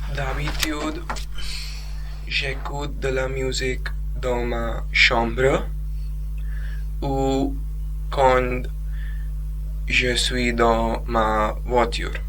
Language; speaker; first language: French; non-native, learner; Gujarati